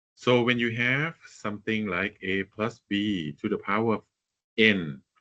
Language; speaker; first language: English; non-native, fluent; Thai